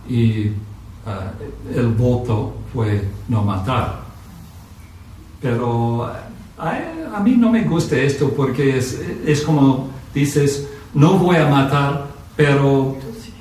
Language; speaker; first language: Spanish; non-native, fluent; English